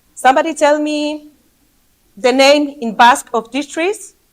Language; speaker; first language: English; non-native, fluent; Basque